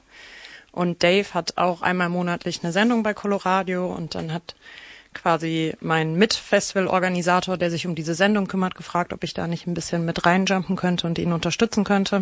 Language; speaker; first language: German; native; German